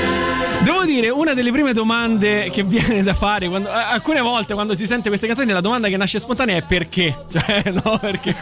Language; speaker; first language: Italian; native; Italian